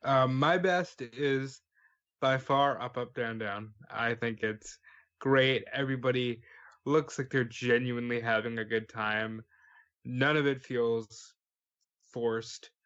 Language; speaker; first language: English; native; English